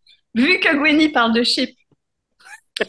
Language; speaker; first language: French; native; French